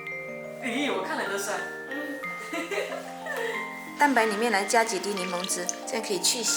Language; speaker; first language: Chinese; native; Chinese